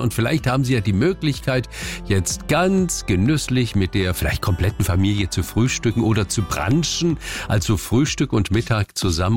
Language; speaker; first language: German; native; German